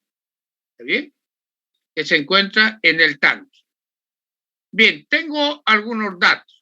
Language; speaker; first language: Spanish; native; Spanish